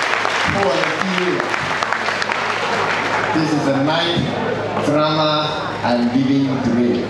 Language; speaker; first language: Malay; non-native, local second language; Chinese